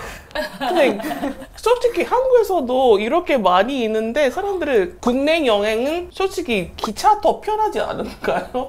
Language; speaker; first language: Korean; non-native, learner; English